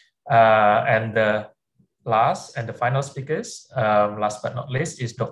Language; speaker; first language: English; non-native, fluent; Indonesian